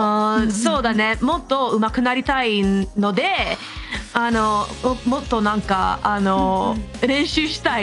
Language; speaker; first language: Japanese; non-native, fluent; English